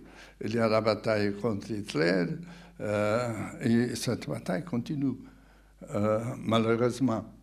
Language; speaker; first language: French; non-native, fluent; Portuguese